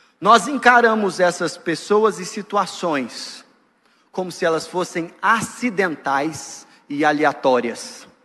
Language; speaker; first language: Portuguese; native; Portuguese